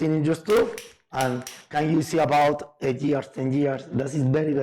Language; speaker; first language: English; non-native, learner; Spanish